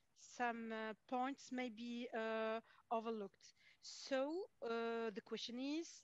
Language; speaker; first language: English; non-native, fluent; Arabic